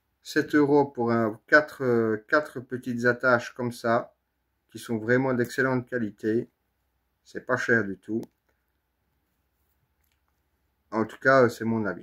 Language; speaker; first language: French; native; French